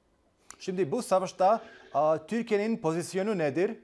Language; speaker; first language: Turkish; non-native, fluent; Bosnian